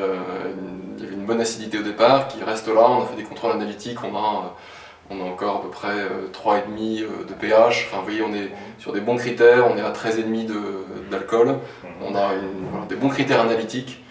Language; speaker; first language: French; native; French